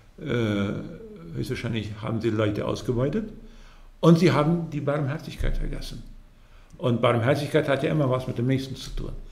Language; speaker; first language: German; early bilingual, heritage; German